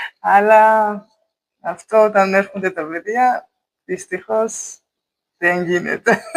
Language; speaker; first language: Greek; non-native, fluent; Georgian